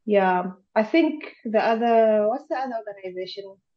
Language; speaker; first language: English; non-native, local second language; Tsonga